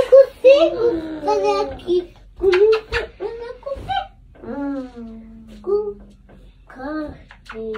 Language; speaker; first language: Portuguese; early bilingual, heritage; Dutch